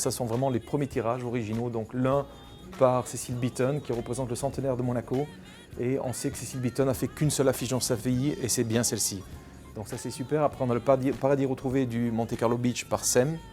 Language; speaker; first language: French; native; French